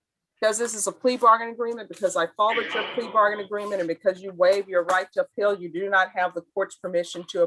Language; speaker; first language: English; native; English